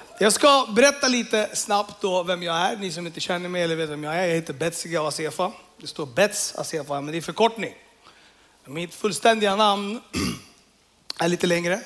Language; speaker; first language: Swedish; early bilingual, other home language; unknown